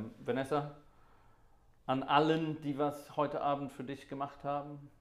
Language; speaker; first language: German; non-native, fluent; English